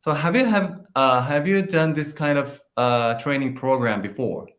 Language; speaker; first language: English; non-native, fluent; Japanese